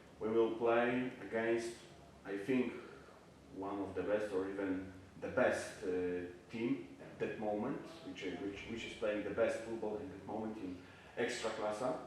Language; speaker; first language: English; non-native, learner; Polish